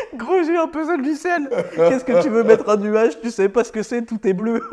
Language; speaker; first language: French; native; French